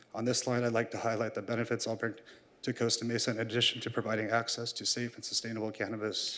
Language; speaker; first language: English; native; English